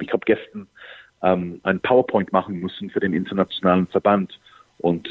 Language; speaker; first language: German; non-native, fluent; English